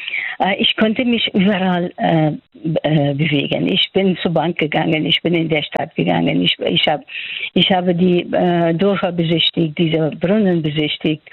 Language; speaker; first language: German; non-native, fluent; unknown